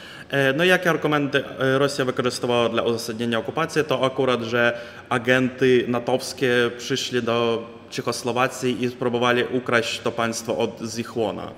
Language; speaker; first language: Polish; non-native, fluent; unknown